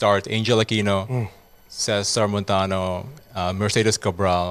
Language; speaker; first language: English; non-native, local second language; Cebuano